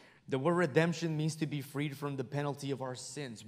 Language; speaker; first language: English; non-native, fluent; Spanish